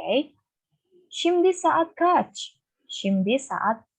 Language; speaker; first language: Turkish; non-native, fluent; Indonesian